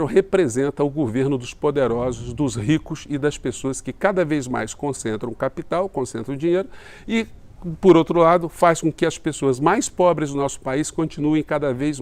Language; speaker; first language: Portuguese; native; Portuguese